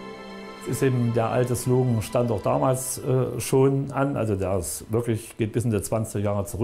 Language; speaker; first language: German; native; German